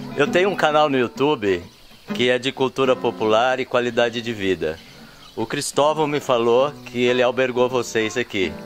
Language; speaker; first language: Portuguese; native; Portuguese